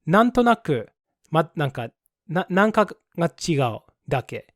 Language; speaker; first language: Japanese; non-native, fluent; English